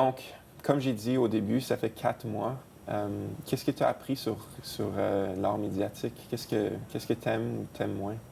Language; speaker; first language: French; native; French